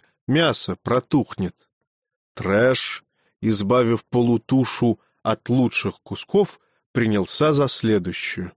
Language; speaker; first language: Russian; native; Russian